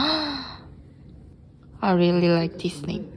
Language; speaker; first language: English; non-native, learner; Korean